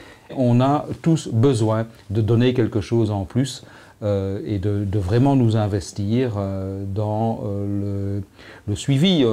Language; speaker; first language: French; native; French